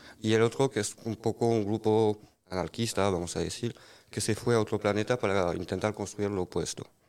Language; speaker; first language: Spanish; non-native, fluent; French